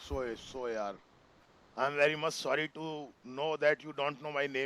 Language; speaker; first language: English; non-native, local second language; Hindi